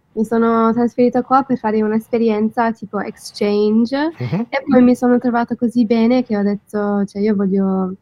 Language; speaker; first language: Italian; non-native, fluent; English